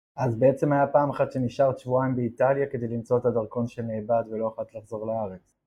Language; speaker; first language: Hebrew; native; Hebrew